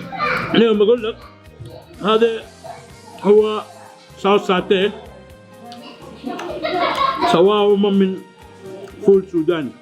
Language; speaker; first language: Arabic; native; Arabic